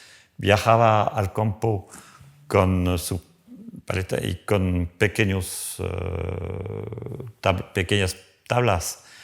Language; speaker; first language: Spanish; non-native, fluent; French